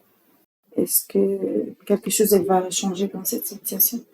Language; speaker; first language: French; non-native, learner; Arabic